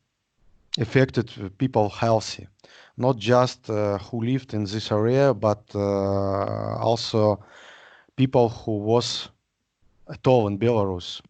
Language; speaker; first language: English; non-native, learner; Russian